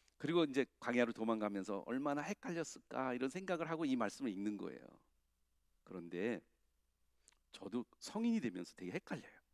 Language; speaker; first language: Korean; native; Korean